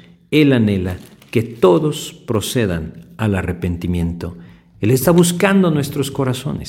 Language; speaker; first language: Spanish; native; Spanish